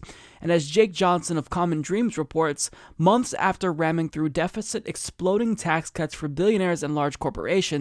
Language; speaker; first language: English; native; English